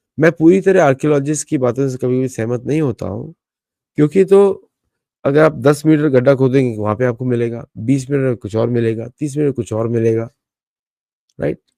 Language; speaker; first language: Hindi; native; Hindi